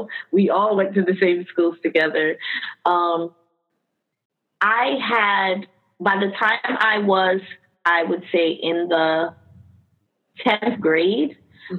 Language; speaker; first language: English; native; English